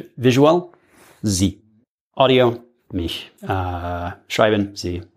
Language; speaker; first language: German; non-native, learner; English